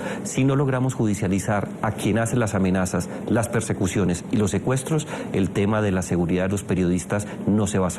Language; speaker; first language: Spanish; native; Spanish